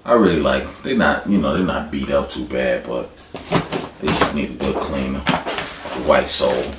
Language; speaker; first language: English; native; English